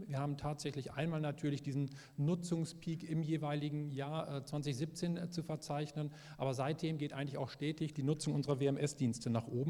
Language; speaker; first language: German; native; German